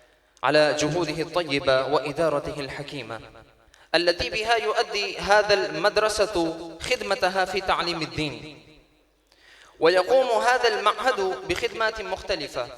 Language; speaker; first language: Arabic; non-native, learner; Urdu